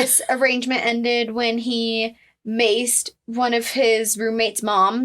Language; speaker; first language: English; native; English